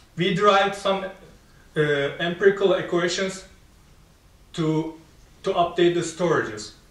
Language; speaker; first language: English; non-native, fluent; Turkish